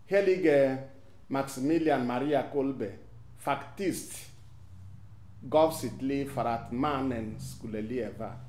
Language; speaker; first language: Swedish; non-native, fluent; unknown